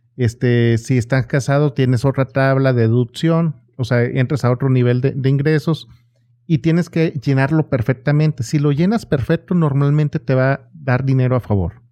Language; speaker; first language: Spanish; native; Spanish